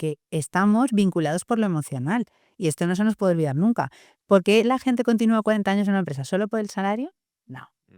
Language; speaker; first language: Spanish; native; Spanish